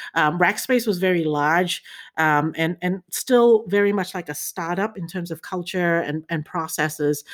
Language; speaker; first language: English; early bilingual, other home language; Chinese